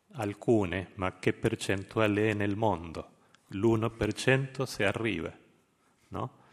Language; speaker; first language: Italian; non-native, fluent; Spanish